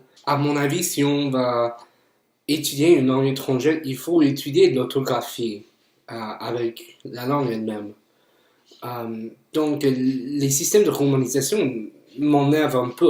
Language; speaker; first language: French; non-native, fluent; English